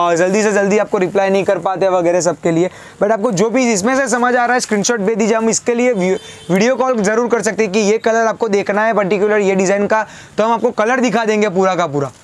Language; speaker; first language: Hindi; non-native, local second language; Gujarati